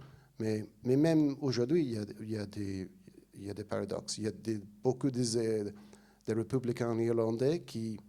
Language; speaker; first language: French; non-native, fluent; English